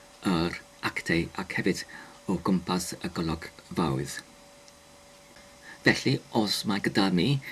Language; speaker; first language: Welsh; non-native, learner; English